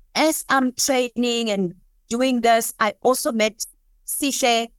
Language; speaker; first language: English; non-native, local second language; Southern Sotho